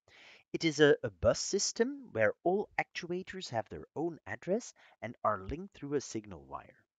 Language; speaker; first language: English; non-native, fluent; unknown